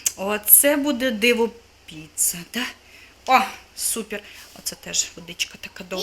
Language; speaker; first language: Ukrainian; non-native, local second language; Russian